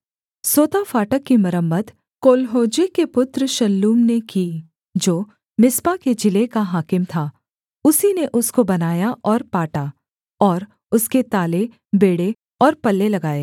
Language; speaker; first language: Hindi; native; Hindi